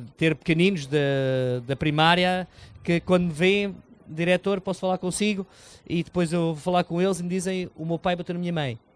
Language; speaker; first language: Portuguese; native; Portuguese